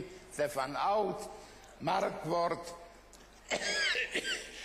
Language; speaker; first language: German; early bilingual, other home language; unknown